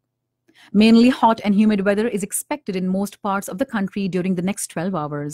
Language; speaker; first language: English; non-native, local second language; Urdu